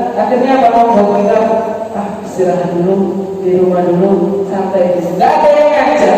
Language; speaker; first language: Indonesian; native; Indonesian